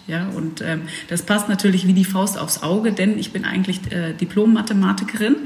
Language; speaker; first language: German; early bilingual, other home language; Dutch